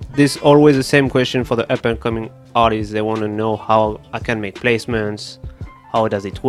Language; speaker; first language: English; non-native, fluent; French